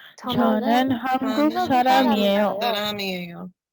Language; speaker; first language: Korean; non-native, learner; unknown